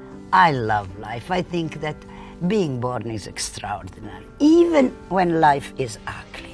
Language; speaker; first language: English; non-native, fluent; Italian